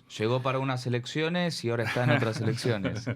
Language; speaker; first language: Spanish; native; Spanish